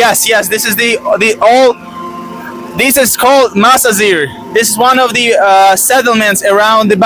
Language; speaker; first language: English; non-native, fluent; Azerbaijani